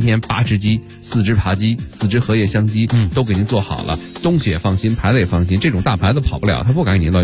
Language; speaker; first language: Chinese; native; Chinese